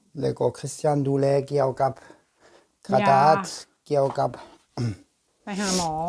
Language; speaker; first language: Thai; non-native, learner; German